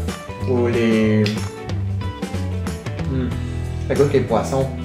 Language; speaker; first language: French; native; French